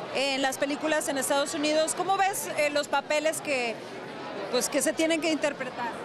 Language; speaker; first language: Spanish; native; Spanish